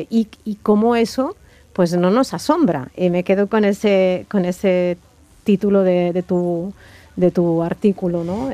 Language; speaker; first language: Spanish; native; Spanish